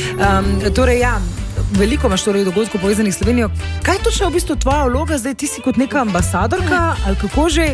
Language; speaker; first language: Slovenian; native; Slovenian